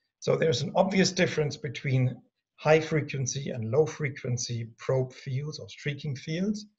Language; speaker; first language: English; non-native, fluent; German